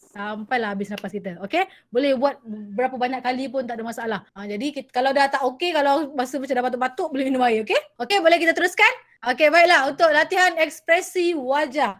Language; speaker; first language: Malay; native; Malay